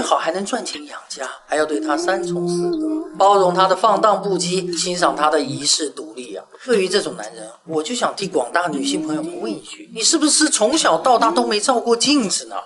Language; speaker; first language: Chinese; native; Chinese